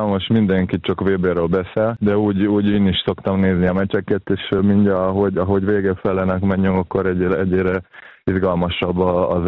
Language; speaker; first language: Hungarian; non-native, fluent; Serbian